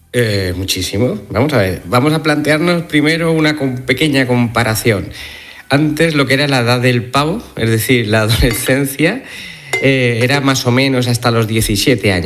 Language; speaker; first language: Spanish; native; Spanish